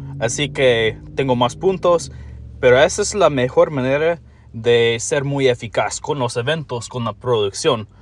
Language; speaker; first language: Spanish; non-native, learner; English